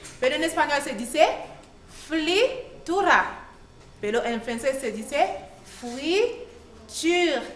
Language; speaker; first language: Spanish; non-native, learner; Haitian Creole